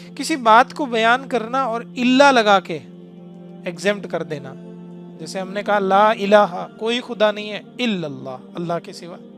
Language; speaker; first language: Urdu; native; Urdu